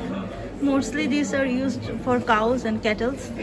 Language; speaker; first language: English; non-native, local second language; Bangla